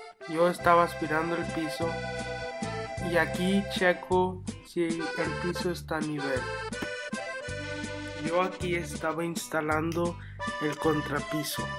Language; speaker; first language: Spanish; non-native, learner; English